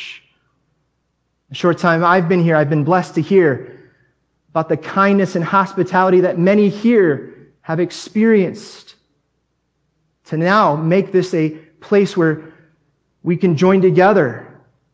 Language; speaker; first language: English; native; English